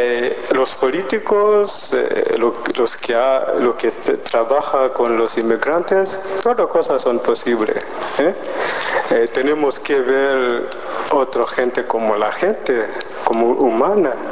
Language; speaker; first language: Spanish; non-native, learner; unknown